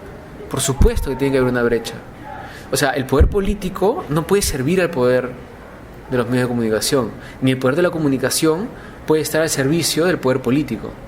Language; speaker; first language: Spanish; native; Spanish